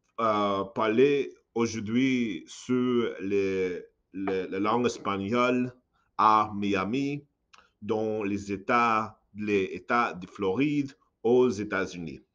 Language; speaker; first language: French; non-native, learner; English